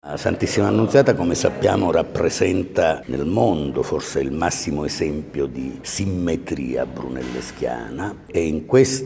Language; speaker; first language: Italian; native; Italian